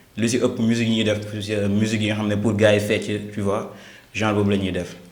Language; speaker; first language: Wolof; native; Wolof